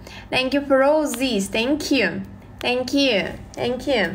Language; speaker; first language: English; non-native, learner; Russian